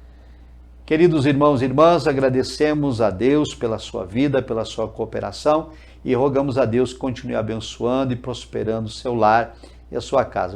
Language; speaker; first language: Portuguese; native; Portuguese